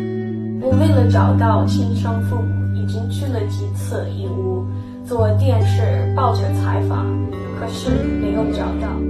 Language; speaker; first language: Chinese; non-native, fluent; English